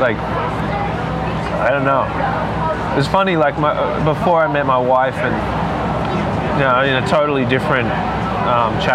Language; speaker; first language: English; native; English